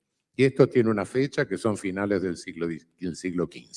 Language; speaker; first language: Spanish; native; Spanish